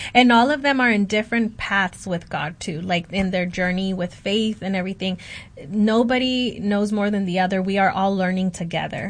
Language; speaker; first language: English; early bilingual, other home language; Spanish